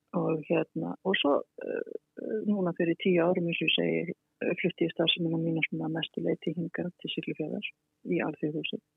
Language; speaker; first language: Icelandic; native; Icelandic